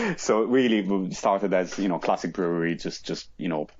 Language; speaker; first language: English; non-native, fluent; Italian